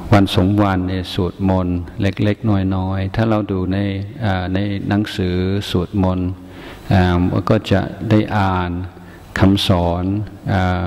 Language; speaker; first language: Thai; non-native, fluent; English